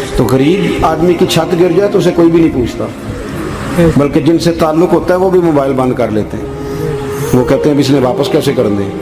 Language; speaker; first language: Urdu; non-native, local second language; Punjabi